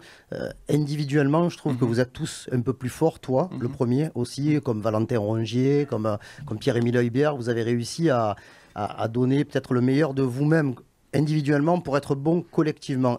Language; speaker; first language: French; native; French